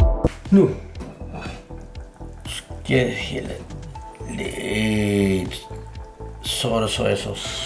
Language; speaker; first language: Danish; non-native, fluent; Chinese